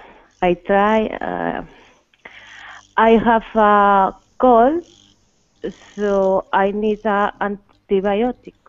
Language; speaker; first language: English; non-native, learner; Spanish